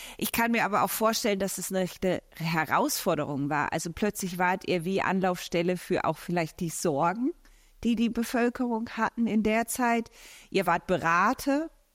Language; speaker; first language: German; native; German